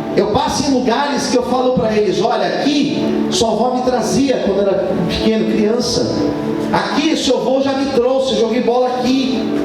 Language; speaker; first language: Portuguese; native; Portuguese